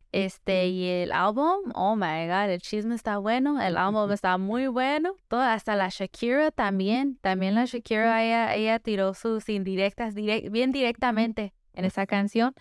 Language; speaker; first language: Spanish; early bilingual, heritage; Spanish